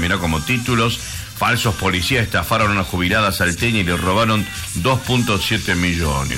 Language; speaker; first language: Spanish; native; Spanish